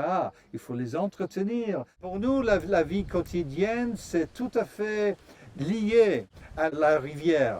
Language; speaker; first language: French; non-native, fluent; English